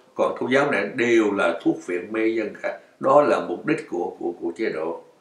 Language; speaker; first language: Vietnamese; native; Vietnamese